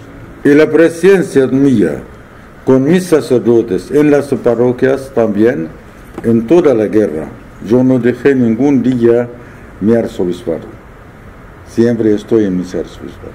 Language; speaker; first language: Spanish; non-native, fluent; Arabic